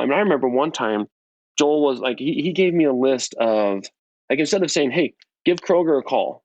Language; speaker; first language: English; native; English